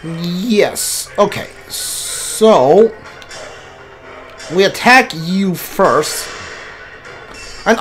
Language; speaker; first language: English; native; English